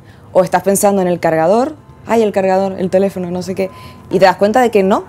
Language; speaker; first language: Spanish; native; Spanish